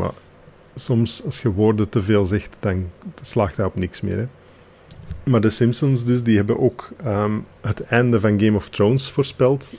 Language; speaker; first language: Dutch; native; Dutch